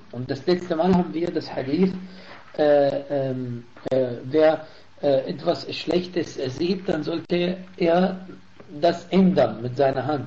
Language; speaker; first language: German; non-native, fluent; Arabic